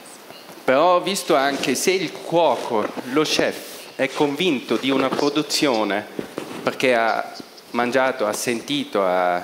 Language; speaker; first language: Italian; non-native, local second language; German